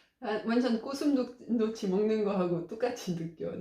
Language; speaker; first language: Korean; non-native, learner; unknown